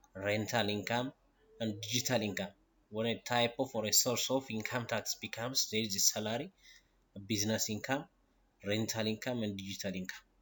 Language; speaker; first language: English; non-native, local second language; Amharic